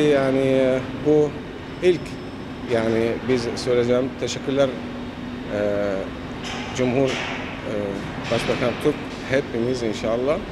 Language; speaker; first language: Turkish; non-native, learner; Arabic